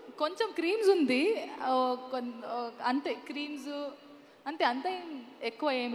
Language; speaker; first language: Telugu; non-native, learner; Kannada